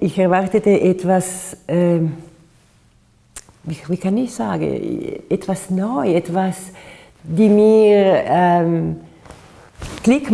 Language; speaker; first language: German; non-native, fluent; Italian